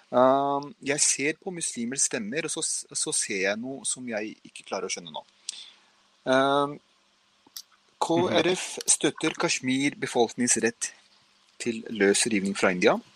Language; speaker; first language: Norwegian; early bilingual, other home language; Urdu